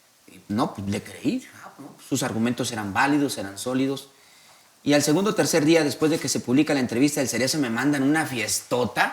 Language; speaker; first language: Spanish; native; Spanish